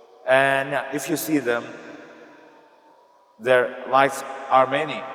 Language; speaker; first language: English; non-native, learner; Indonesian